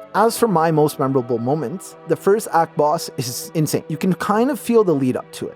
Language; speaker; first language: English; native; English